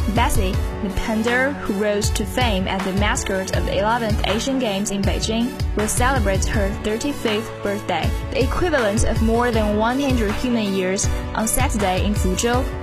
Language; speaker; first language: English; non-native, fluent; Chinese